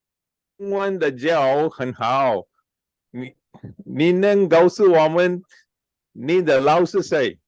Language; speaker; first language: Chinese; non-native, learner; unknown